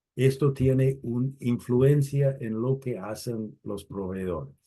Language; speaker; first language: Spanish; non-native, fluent; English